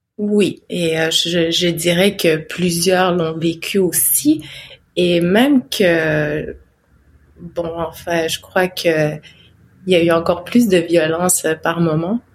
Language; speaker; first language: French; non-native, local second language; Innu-aimun